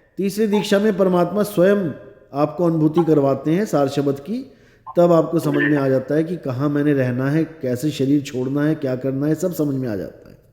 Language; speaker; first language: Hindi; native; Hindi